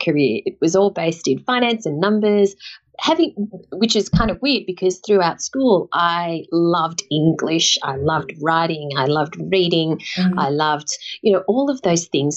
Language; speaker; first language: English; native; English